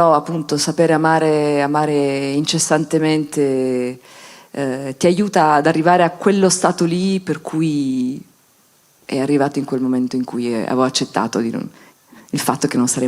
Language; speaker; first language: Italian; native; Italian